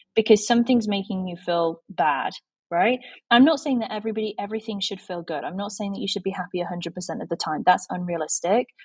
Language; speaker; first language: English; native; English